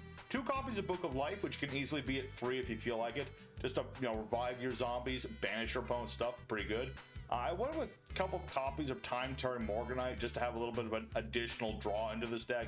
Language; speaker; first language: English; native; English